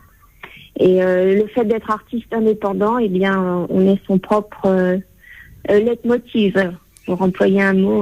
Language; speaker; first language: French; native; French